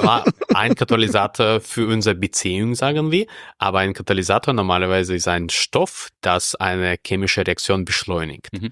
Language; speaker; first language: German; non-native, fluent; Russian